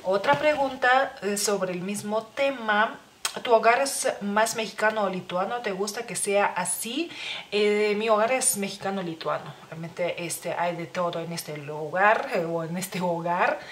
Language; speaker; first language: Spanish; non-native, fluent; Lithuanian